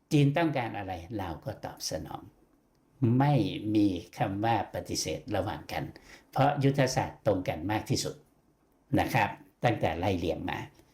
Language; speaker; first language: Thai; native; Thai